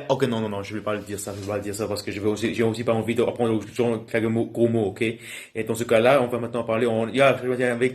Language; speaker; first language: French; non-native, local second language; Luxembourgish